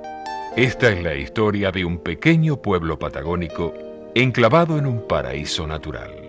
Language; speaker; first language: Spanish; native; Spanish